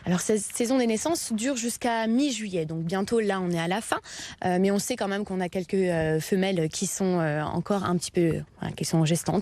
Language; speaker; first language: French; native; French